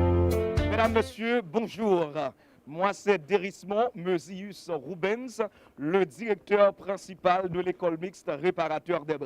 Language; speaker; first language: French; non-native, local second language; Haitian Creole